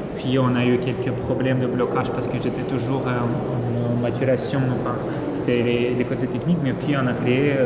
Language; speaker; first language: French; non-native, fluent; Ukrainian